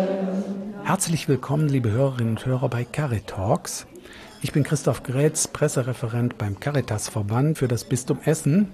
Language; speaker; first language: German; native; German